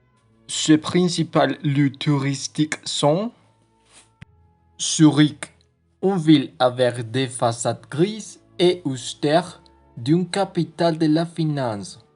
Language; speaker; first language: French; non-native, learner; Spanish